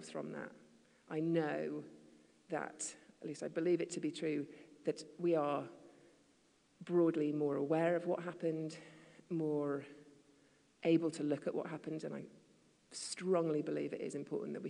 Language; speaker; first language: English; native; English